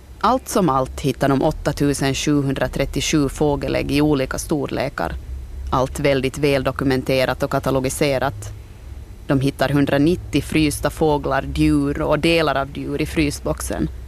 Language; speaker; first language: Swedish; native; Swedish